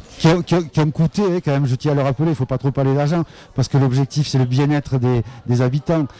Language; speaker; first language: French; native; French